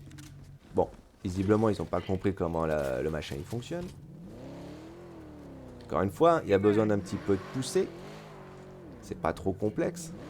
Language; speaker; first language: French; native; French